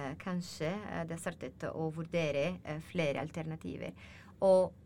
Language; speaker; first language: Norwegian; non-native, learner; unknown